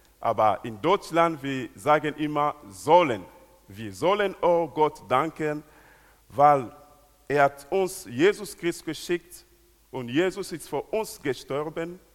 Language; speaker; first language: German; non-native, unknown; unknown